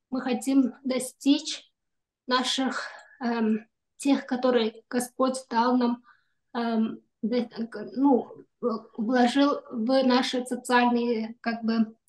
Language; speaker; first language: Russian; non-native, local second language; Kyrgyz